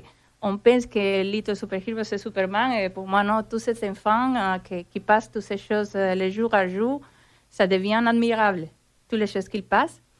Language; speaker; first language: French; non-native, fluent; Spanish